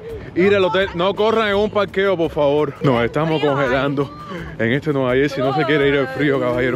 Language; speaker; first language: Spanish; native; Spanish